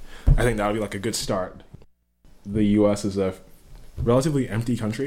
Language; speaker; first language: English; native; English